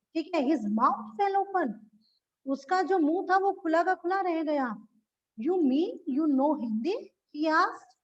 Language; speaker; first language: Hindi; native; Hindi